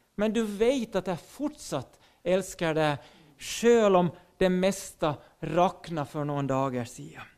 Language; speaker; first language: Norwegian; non-native, fluent; Finnish